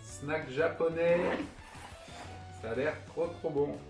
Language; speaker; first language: French; native; French